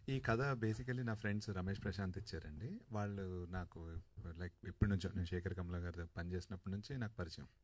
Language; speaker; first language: Telugu; native; Telugu